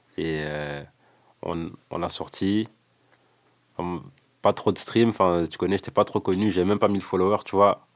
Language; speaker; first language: French; early bilingual, other home language; Lingala